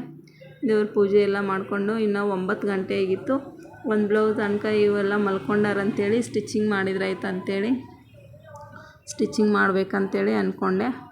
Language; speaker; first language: Kannada; native; Kannada